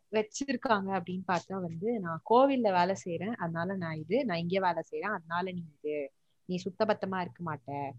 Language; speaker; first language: Tamil; native; Tamil